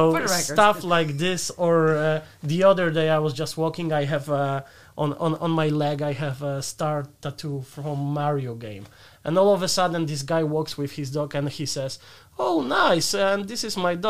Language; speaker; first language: English; non-native, fluent; Polish